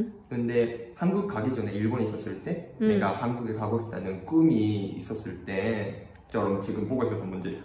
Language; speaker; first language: Korean; non-native, fluent; Japanese